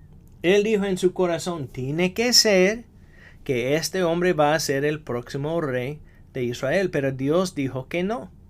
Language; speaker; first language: Spanish; non-native, fluent; English